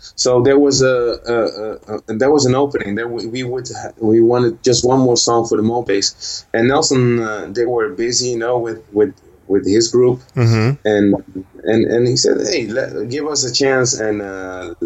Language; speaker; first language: English; early bilingual, heritage; Dutch